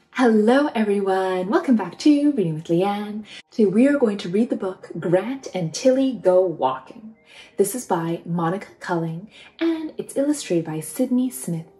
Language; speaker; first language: English; native; English